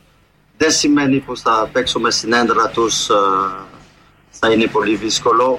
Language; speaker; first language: Greek; non-native, fluent; French